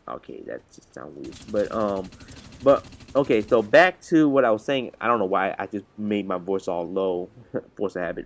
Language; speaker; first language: English; native; English